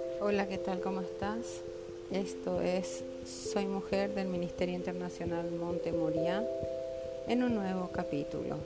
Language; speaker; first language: Spanish; native; Spanish